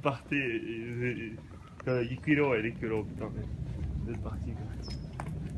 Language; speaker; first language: French; early bilingual, other home language; Japanese